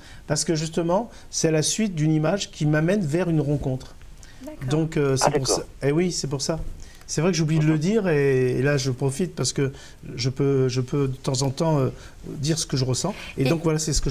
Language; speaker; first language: French; native; French